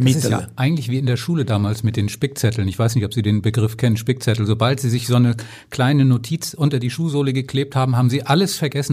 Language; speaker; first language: German; native; German